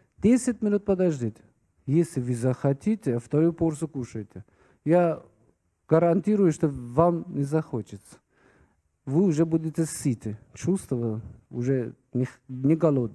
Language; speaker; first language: Russian; non-native, fluent; Persian